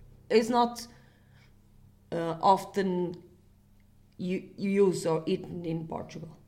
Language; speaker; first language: English; non-native, fluent; Portuguese